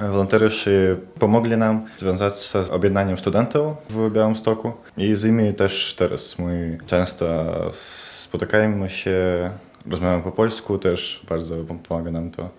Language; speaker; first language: Polish; non-native, learner; Russian